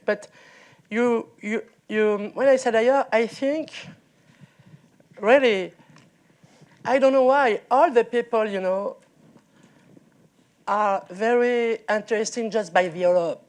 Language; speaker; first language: English; non-native, learner; French